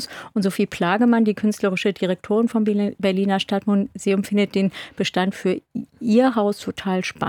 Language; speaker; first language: German; native; German